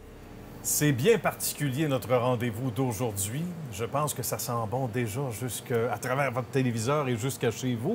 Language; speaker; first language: French; native; French